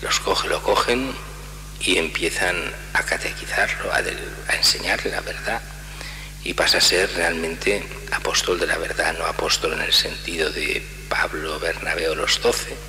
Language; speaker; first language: Spanish; native; Spanish